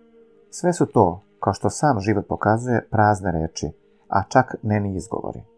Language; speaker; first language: Serbian; native; Serbian